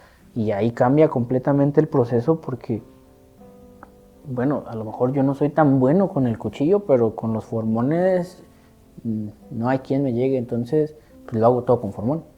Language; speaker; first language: Spanish; native; Spanish